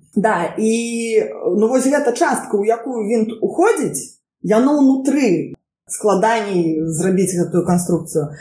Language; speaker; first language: Belarusian; non-native, local second language; Russian